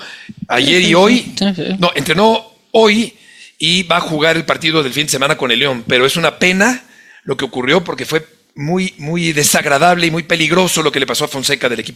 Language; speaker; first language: Spanish; native; Spanish